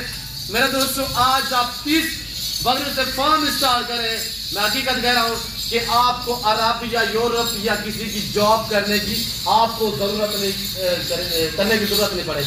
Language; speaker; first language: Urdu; non-native, local second language; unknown